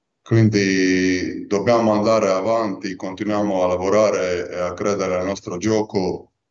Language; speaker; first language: Italian; non-native, fluent; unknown